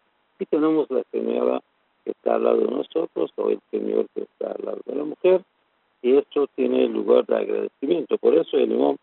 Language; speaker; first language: Spanish; non-native, learner; Persian